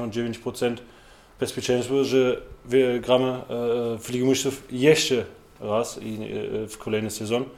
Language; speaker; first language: Polish; non-native, learner; German